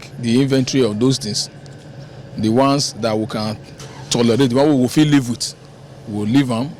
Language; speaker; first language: Nigerian Pidgin; non-native, local second language; Bini